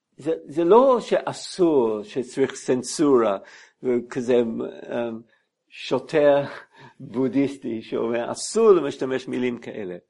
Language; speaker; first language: Hebrew; non-native, fluent; English